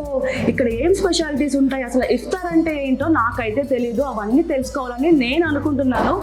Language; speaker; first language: Telugu; native; Telugu